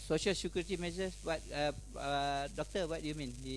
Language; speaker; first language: English; non-native, local second language; Malay